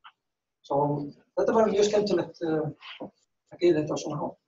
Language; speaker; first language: Icelandic; non-native, learner; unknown